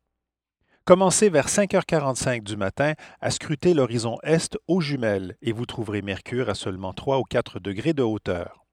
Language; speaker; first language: French; native; French